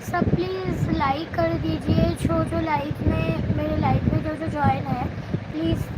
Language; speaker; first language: Hindi; non-native, local second language; Bangla